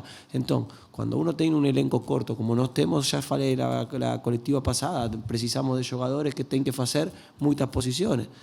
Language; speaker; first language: Portuguese; non-native, learner; Spanish